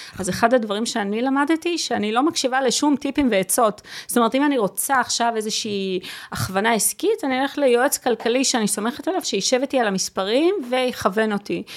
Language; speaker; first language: Hebrew; early bilingual, other home language; Russian